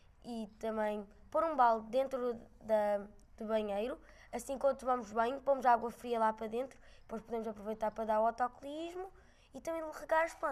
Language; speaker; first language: Portuguese; non-native, local second language; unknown